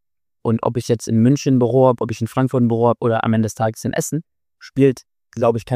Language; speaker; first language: German; native; German